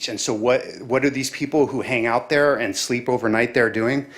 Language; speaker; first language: English; native; English